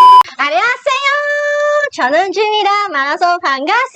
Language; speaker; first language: Korean; non-native, learner; English